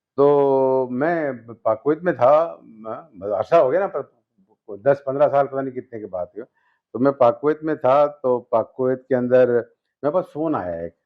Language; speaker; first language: Urdu; native; Urdu